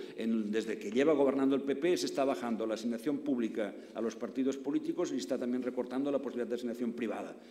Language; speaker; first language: Spanish; non-native, local second language; Catalan